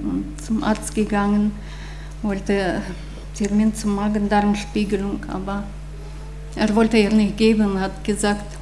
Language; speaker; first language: German; non-native, fluent; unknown